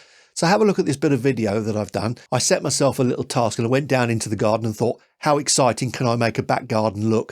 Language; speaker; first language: English; native; English